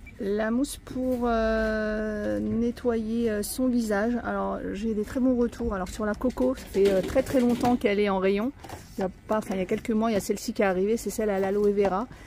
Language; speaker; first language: French; native; French